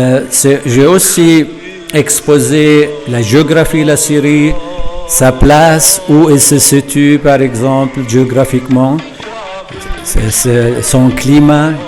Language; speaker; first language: French; non-native, fluent; Arabic